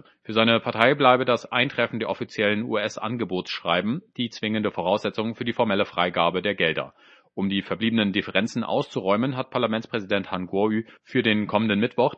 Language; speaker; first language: German; native; German